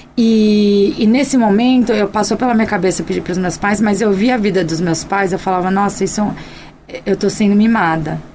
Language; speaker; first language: Portuguese; early bilingual, other home language; Korean